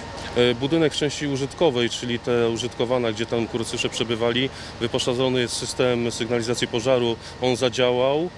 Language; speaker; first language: Polish; native; Polish